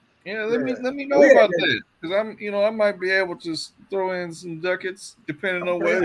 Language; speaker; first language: English; native; English